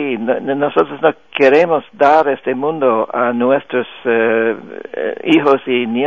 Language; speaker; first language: Spanish; non-native, fluent; English